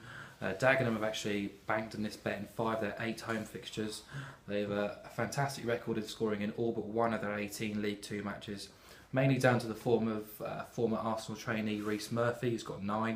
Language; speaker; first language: English; native; English